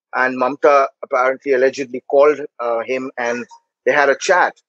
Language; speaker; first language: English; non-native, local second language; Bangla